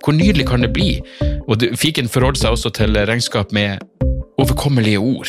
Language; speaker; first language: Norwegian; native; Norwegian